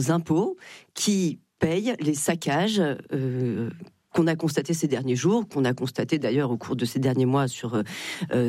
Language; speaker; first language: French; native; French